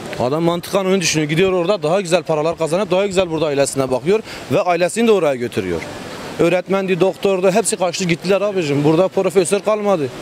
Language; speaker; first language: Turkish; non-native, local second language; Kurdish